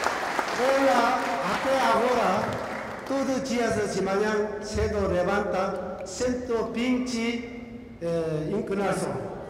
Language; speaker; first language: Portuguese; non-native, learner; Korean